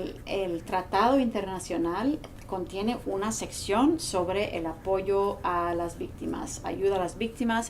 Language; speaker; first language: Spanish; non-native, fluent; English